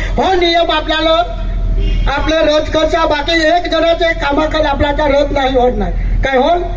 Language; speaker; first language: Gujarati; non-native, local second language; Kukna